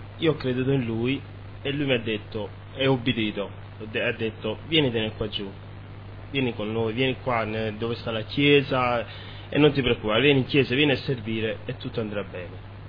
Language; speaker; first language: Italian; native; Italian